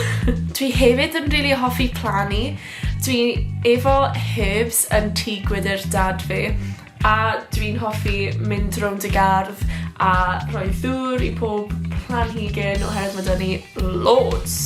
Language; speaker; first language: Welsh; non-native, local second language; English